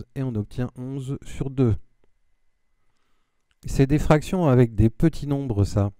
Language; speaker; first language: French; native; French